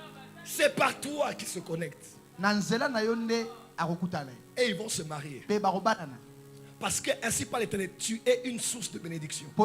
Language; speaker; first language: French; non-native, local second language; Lingala